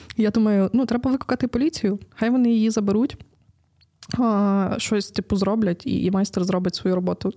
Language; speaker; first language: Ukrainian; native; Ukrainian